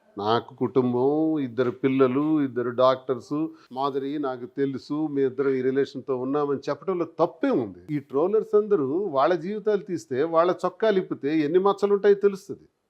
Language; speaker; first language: Telugu; native; Telugu